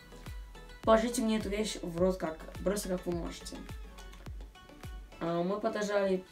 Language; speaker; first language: Russian; early bilingual, other home language; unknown